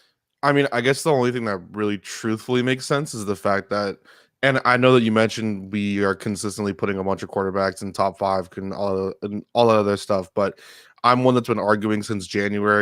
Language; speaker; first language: English; native; English